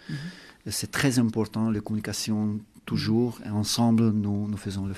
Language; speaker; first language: French; non-native, learner; Hungarian